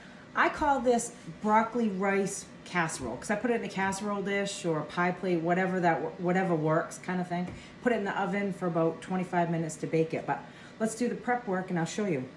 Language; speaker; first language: English; native; English